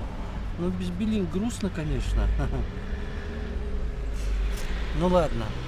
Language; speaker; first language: Russian; native; Russian